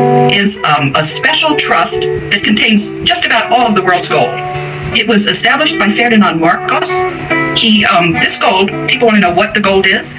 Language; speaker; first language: English; native; English